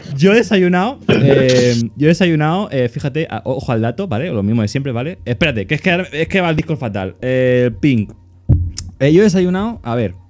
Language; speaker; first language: Spanish; native; Spanish